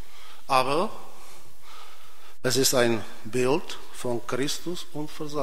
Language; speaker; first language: German; non-native, fluent; Czech